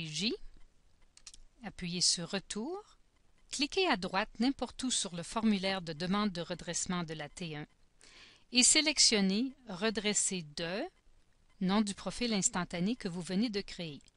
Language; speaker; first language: French; native; French